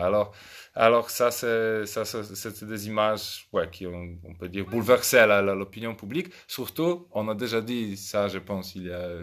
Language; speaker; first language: French; non-native, fluent; Polish